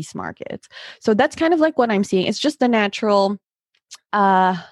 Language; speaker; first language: English; non-native, local second language; Filipino